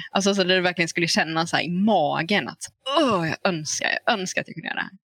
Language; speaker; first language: Swedish; native; Swedish